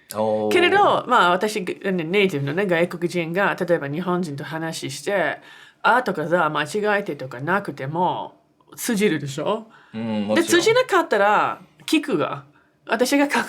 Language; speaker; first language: Japanese; non-native, fluent; English